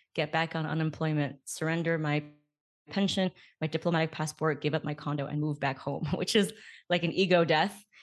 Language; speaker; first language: English; native; English